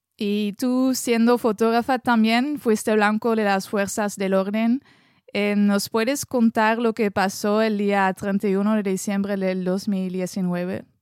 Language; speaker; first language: Spanish; non-native, fluent; French